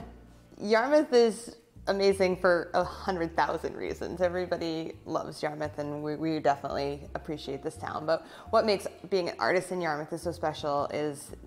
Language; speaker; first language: English; native; English